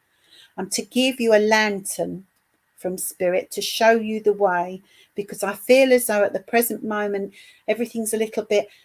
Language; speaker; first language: English; native; English